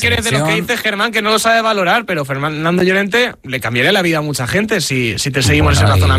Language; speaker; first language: Spanish; native; Spanish